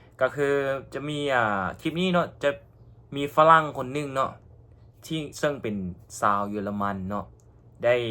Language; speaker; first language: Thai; non-native, local second language; Northeastern Thai